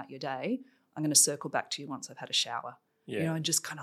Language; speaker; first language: English; native; English